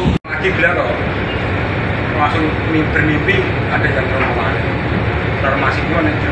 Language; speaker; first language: Indonesian; non-native, local second language; Javanese